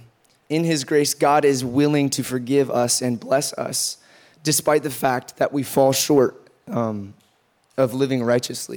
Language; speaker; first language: English; native; English